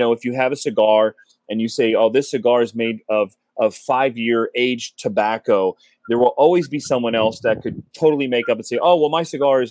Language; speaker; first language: English; native; English